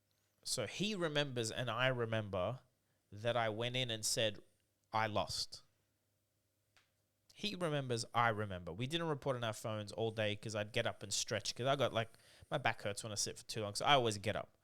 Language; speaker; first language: English; native; English